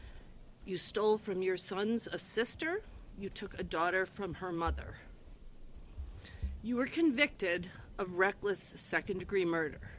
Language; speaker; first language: English; native; English